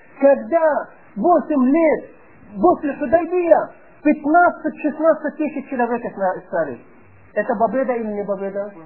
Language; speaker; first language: Russian; non-native, fluent; Arabic